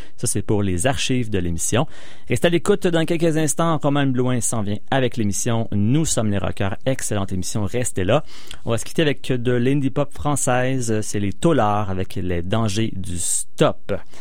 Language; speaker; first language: French; native; French